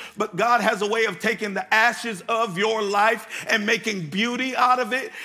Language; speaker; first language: English; native; English